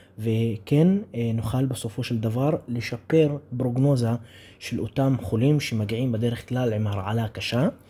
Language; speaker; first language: Hebrew; non-native, local second language; Arabic